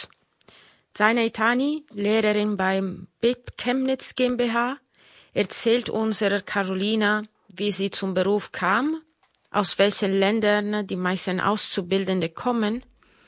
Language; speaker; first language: German; non-native, fluent; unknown